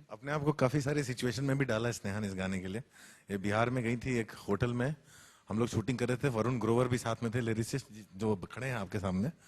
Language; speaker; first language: Hindi; native; Hindi